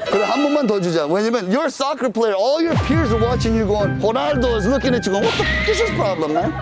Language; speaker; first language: English; early bilingual, other home language; Korean